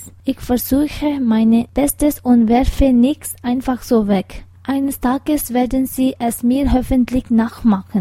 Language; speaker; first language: German; non-native, fluent; Tibetan